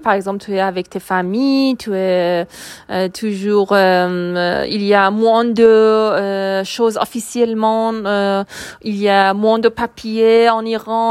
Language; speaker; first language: French; non-native, learner; Persian